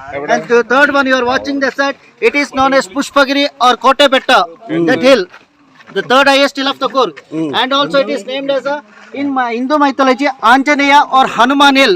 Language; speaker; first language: English; non-native, local second language; Malayalam